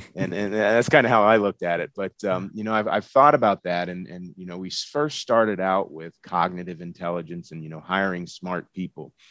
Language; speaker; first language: English; native; English